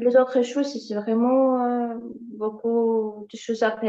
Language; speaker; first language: French; non-native, learner; Ukrainian